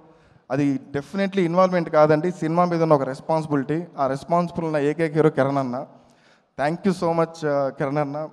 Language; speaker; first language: Telugu; native; Telugu